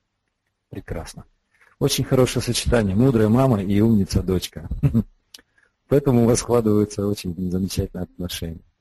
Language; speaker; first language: Russian; native; Russian